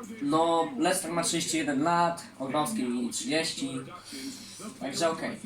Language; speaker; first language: Polish; native; Polish